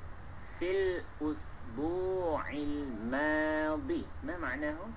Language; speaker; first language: Arabic; non-native, fluent; Malay